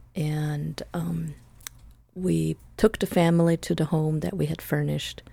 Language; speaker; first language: English; non-native, fluent; Spanish